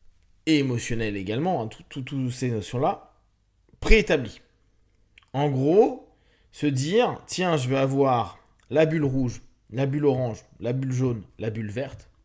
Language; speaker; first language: French; native; French